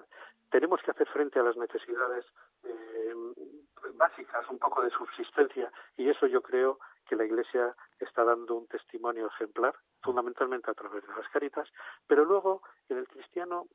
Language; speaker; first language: Spanish; native; Spanish